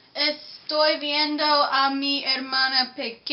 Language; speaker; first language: Spanish; non-native, learner; English